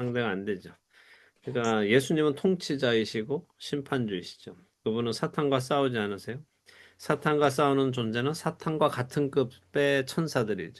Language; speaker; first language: Korean; native; Korean